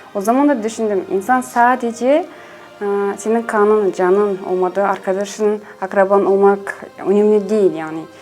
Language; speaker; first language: Turkish; non-native, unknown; Kazakh